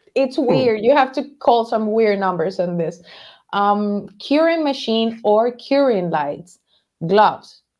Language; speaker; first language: English; non-native, fluent; Spanish